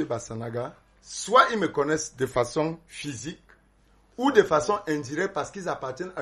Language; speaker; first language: French; non-native, local second language; Basaa